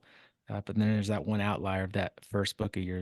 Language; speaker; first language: English; native; English